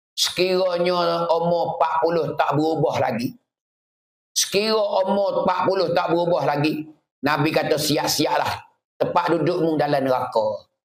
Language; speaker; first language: Malay; native; Malay